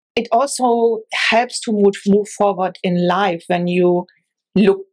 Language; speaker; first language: English; non-native, fluent; German